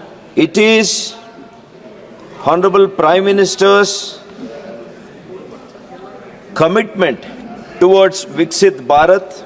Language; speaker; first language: English; non-native, local second language; Kannada